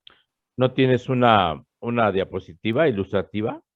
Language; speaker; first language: Spanish; native; Spanish